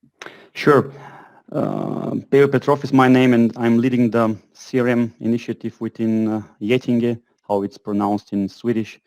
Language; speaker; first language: English; non-native, fluent; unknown